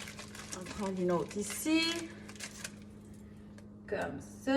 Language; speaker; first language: French; native; French